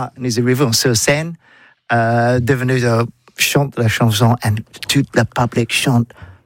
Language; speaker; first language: French; non-native, learner; English